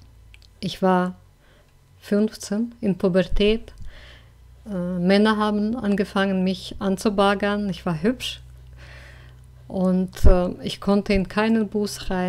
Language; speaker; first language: German; non-native, fluent; Russian